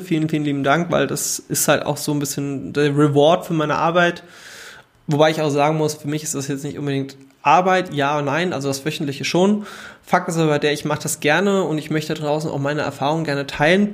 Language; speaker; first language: German; native; German